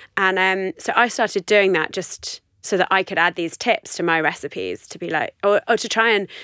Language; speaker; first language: English; native; English